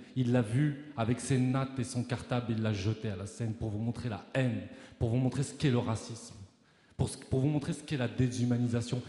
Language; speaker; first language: French; native; French